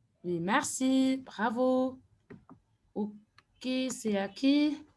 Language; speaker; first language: French; non-native, fluent; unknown